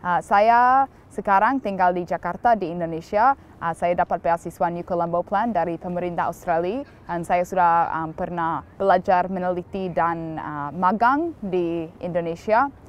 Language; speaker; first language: Indonesian; non-native, fluent; English